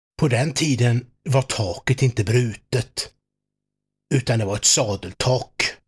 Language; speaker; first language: Swedish; native; Swedish